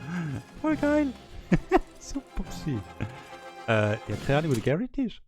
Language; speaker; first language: German; native; German